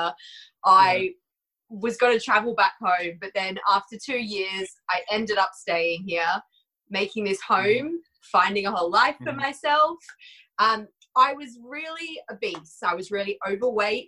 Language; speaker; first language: English; native; English